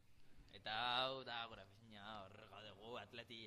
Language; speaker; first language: Basque; non-native, local second language; Spanish